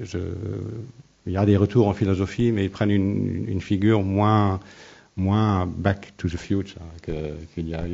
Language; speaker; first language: French; non-native, local second language; Luxembourgish